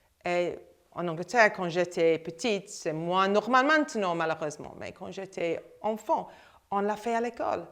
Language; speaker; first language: French; non-native, fluent; English